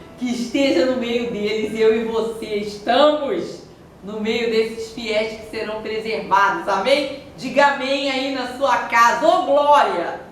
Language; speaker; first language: Portuguese; native; Portuguese